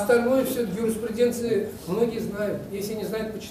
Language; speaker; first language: Russian; native; Russian